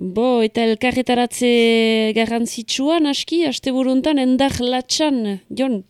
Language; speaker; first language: Basque; native; Basque